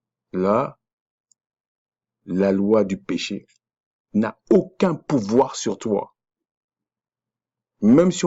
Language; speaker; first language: French; native; French